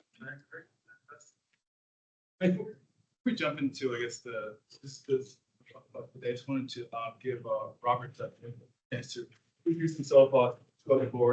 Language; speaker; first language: English; native; English